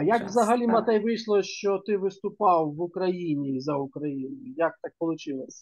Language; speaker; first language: Ukrainian; native; Ukrainian